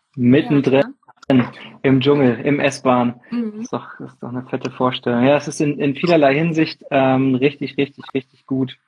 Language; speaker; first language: German; non-native, fluent; Czech